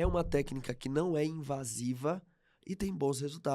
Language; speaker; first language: Portuguese; native; Portuguese